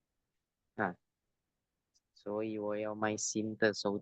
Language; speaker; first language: Chinese; non-native, learner; Indonesian